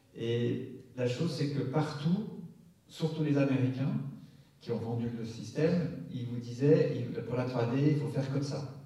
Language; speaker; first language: French; native; French